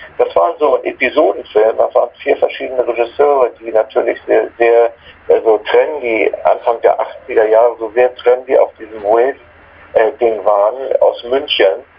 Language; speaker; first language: German; native; German